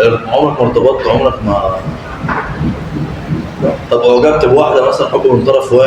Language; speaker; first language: Arabic; native; Arabic